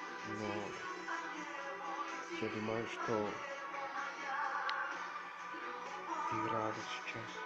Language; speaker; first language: Russian; non-native, learner; Spanish